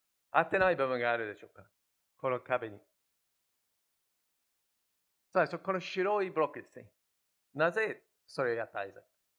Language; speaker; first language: Japanese; non-native, fluent; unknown